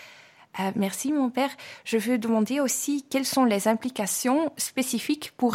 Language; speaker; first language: French; non-native, fluent; Dutch